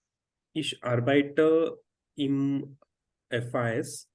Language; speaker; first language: German; non-native, learner; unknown